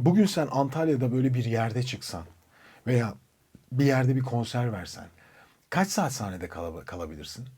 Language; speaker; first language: Turkish; native; Turkish